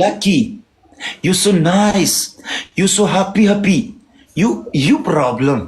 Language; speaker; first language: English; non-native, learner; Pashto